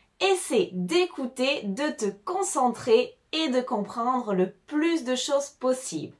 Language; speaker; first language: French; native; French